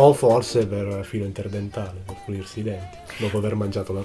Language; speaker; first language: Italian; native; Italian